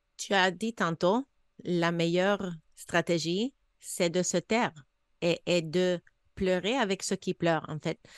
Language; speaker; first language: French; non-native, fluent; English